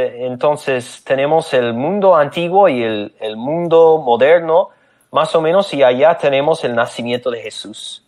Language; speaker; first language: Spanish; non-native, fluent; English